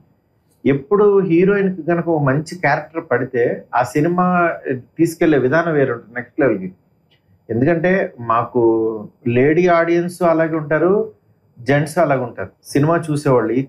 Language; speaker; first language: Telugu; native; Telugu